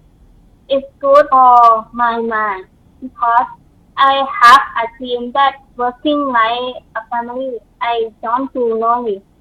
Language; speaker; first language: English; non-native, learner; Thai